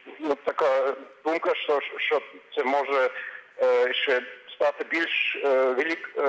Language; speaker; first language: Ukrainian; non-native, fluent; German